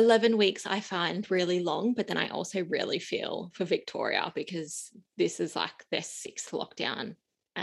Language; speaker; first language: English; native; English